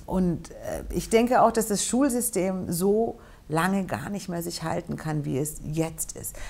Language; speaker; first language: German; native; German